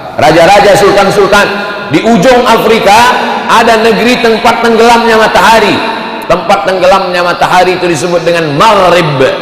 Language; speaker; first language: Indonesian; native; Indonesian